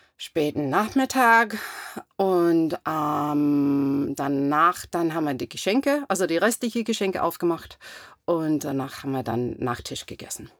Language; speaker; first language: German; non-native, fluent; English